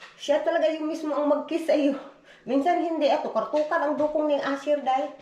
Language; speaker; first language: Filipino; non-native, local second language; Cebuano